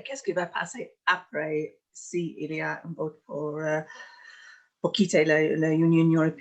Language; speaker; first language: French; non-native, fluent; English